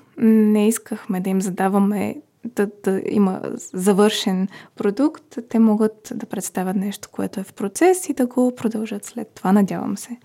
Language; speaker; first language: Bulgarian; native; Bulgarian